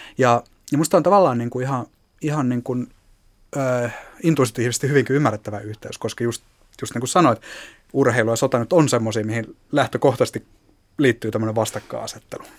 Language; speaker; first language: Finnish; native; Finnish